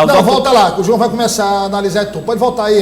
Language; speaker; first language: Portuguese; native; Portuguese